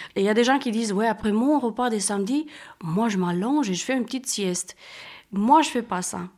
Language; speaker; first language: French; non-native, fluent; Romanian